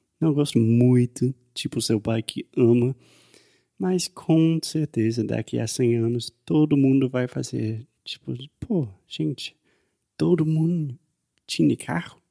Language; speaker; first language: Portuguese; non-native, fluent; English